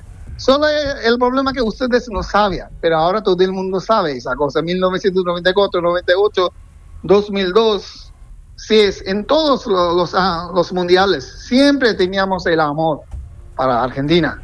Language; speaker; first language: Spanish; non-native, fluent; Bangla